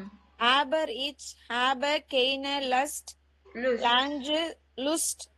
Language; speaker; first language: German; non-native, learner; Tamil